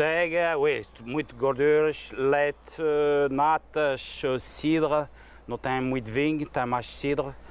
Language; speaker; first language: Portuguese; non-native, fluent; French